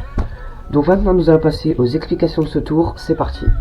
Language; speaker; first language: French; native; French